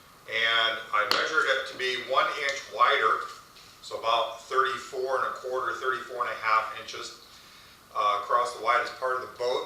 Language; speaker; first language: English; native; English